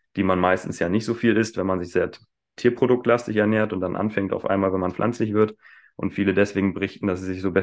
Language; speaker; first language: German; native; German